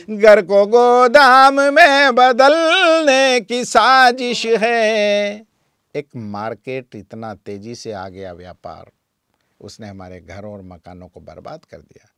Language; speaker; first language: Hindi; native; Hindi